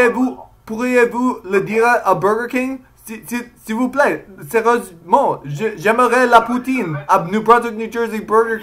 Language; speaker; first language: French; non-native, learner; English